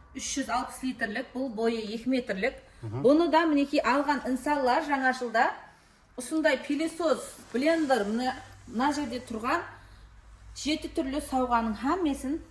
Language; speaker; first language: Uzbek; non-native, local second language; Kara-Kalpak